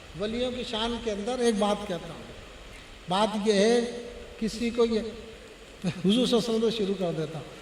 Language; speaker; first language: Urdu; non-native, local second language; Pashto